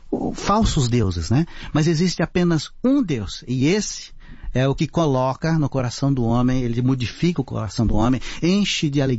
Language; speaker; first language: Portuguese; non-native, local second language; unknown